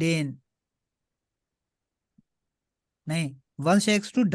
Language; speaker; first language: German; non-native, fluent; Urdu